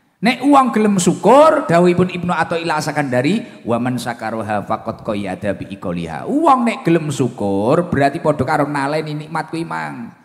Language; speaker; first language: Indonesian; non-native, local second language; Javanese